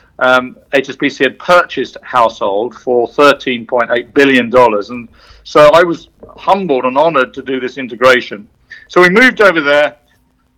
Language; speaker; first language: English; native; English